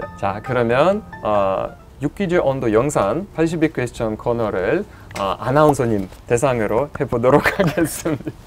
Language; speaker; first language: Korean; non-native, fluent; Russian